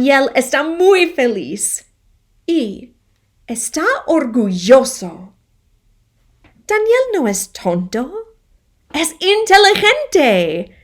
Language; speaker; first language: Spanish; non-native, fluent; English